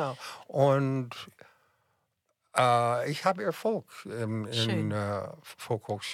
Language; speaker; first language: German; non-native, fluent; English